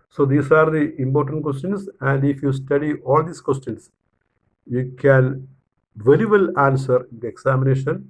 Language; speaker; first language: English; non-native, local second language; Malayalam